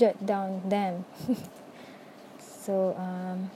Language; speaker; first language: English; non-native, local second language; Malay